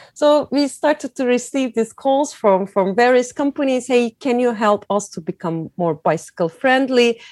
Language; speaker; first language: English; non-native, fluent; Turkish